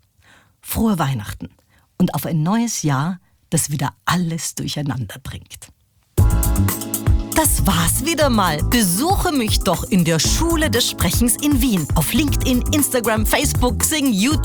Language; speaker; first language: German; native; German